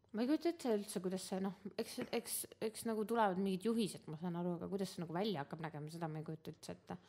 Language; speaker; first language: Estonian; native; Estonian